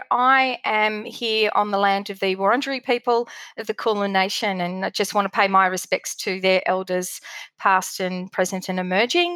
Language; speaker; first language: English; early bilingual, other home language; Greek